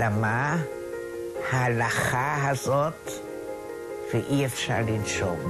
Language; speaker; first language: Hebrew; non-native, fluent; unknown